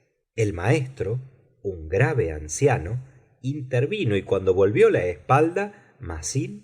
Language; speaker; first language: Spanish; native; Spanish